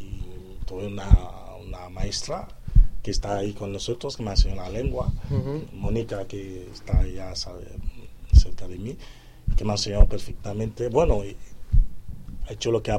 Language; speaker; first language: Spanish; non-native, fluent; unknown